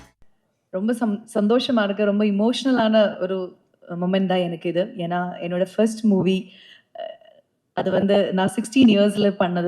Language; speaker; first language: Tamil; non-native, fluent; Malayalam